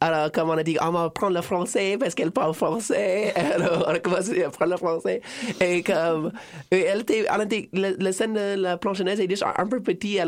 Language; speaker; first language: French; non-native, fluent; English